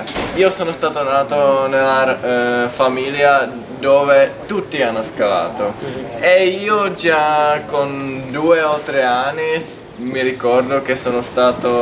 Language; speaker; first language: Italian; non-native, fluent; Czech